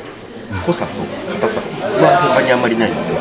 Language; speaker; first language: Japanese; native; Japanese